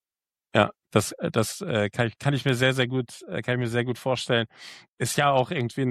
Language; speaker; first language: German; native; German